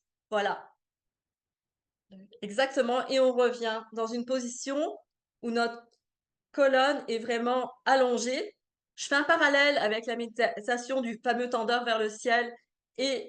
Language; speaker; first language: French; native; French